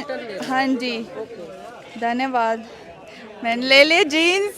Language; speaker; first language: Hindi; non-native, learner; Russian